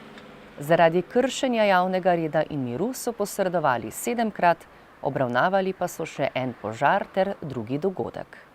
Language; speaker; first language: Slovenian; native; Slovenian